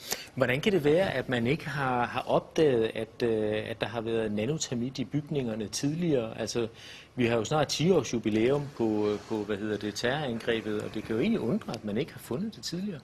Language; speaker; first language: Danish; native; Danish